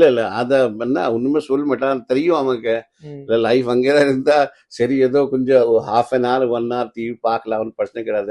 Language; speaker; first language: Tamil; non-native, fluent; Hindi